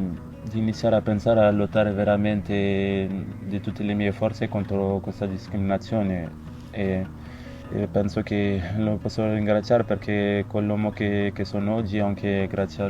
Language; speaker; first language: Italian; non-native, fluent; French